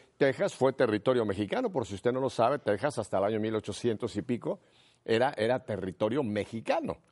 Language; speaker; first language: Spanish; native; Spanish